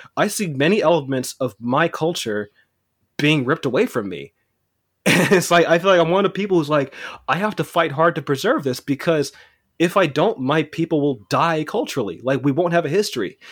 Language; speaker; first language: English; native; English